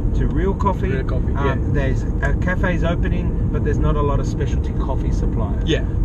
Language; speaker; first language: English; native; English